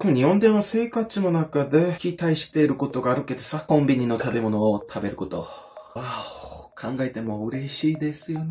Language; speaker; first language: Japanese; non-native, learner; Korean